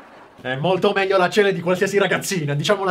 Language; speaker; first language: Italian; native; Italian